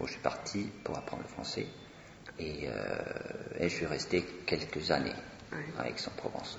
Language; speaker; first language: French; non-native, fluent; Swedish